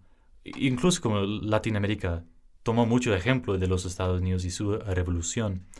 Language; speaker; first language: Spanish; early bilingual, heritage; English